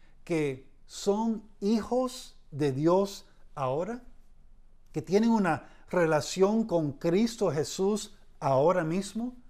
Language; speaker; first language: Spanish; early bilingual, heritage; Spanish